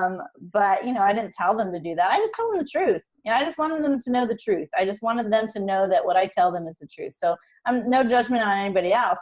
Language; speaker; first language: English; native; English